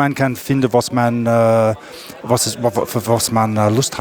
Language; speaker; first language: German; non-native, learner; English